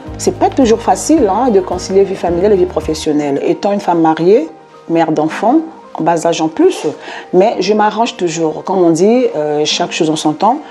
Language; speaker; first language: French; non-native, local second language; Lingala